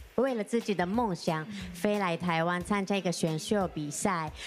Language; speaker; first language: Chinese; non-native, fluent; Japanese